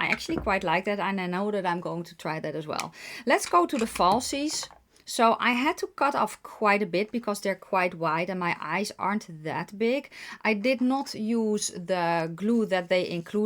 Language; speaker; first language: English; non-native, fluent; Dutch